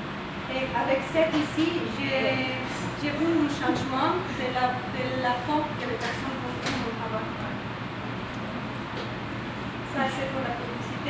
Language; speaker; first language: French; non-native, fluent; Spanish